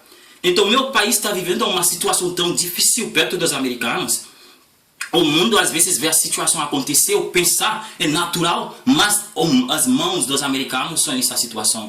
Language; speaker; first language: Portuguese; non-native, learner; Haitian Creole